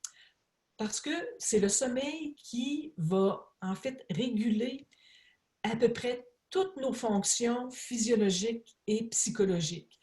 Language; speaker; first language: French; native; French